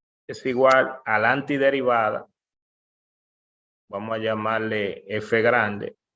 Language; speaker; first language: Spanish; native; Spanish